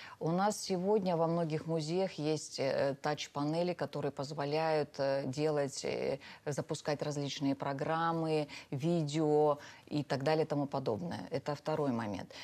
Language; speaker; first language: Russian; native; Russian